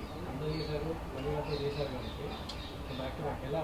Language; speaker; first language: Telugu; native; Telugu